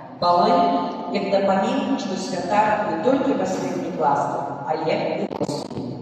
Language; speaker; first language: Belarusian; native; Belarusian